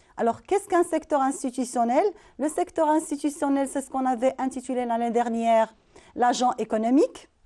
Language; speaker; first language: French; non-native, local second language; Arabic